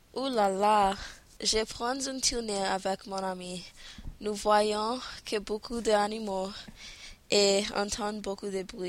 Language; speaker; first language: French; non-native, learner; English